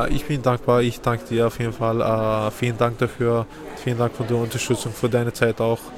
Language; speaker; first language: German; non-native, fluent; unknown